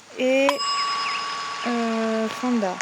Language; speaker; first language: French; native; French